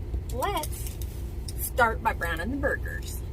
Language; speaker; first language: English; native; English